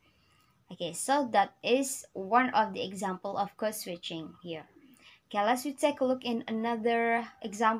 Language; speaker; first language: English; non-native, learner; Indonesian